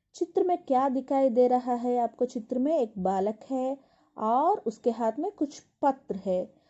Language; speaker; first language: Hindi; non-native, local second language; Telugu